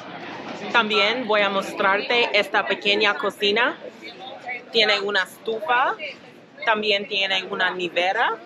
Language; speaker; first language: Spanish; non-native, fluent; English